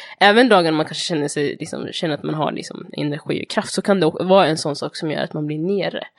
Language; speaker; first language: Swedish; early bilingual, other home language; Somali